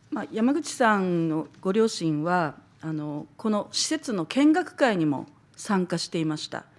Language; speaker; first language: Japanese; native; Japanese